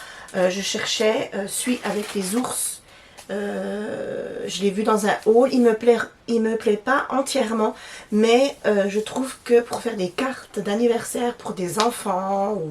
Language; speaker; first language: French; native; French